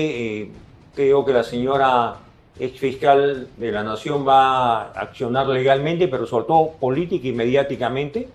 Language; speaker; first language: Spanish; native; Spanish